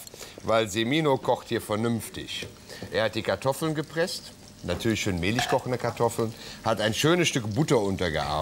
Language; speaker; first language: German; native; German